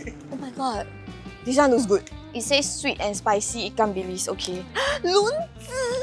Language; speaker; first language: English; native; English